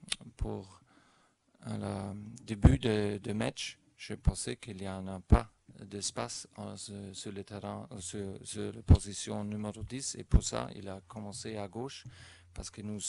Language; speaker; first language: French; non-native, learner; German